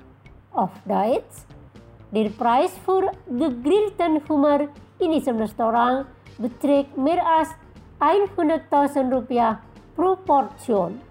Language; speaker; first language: German; non-native, fluent; Indonesian